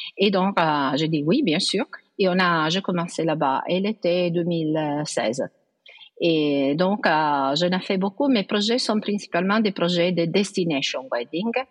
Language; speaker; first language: French; non-native, fluent; Italian